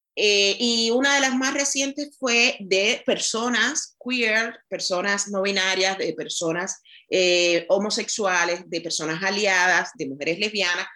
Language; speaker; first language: Spanish; native; Spanish